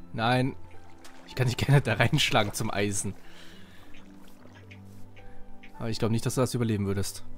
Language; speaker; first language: German; native; German